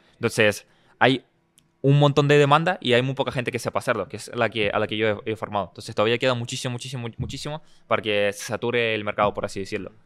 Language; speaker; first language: Spanish; early bilingual, other home language; Russian